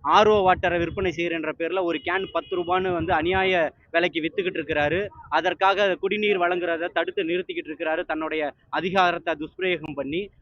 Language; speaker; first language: Tamil; native; Tamil